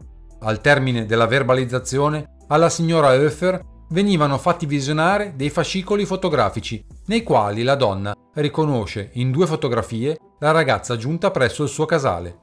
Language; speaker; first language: Italian; native; Italian